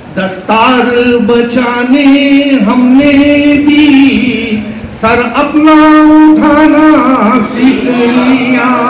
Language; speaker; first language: Urdu; native; Urdu